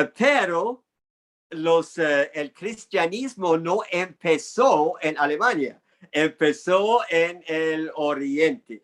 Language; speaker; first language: Spanish; non-native, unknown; English